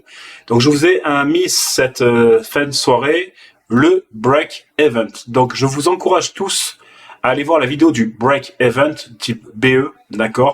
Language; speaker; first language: French; native; French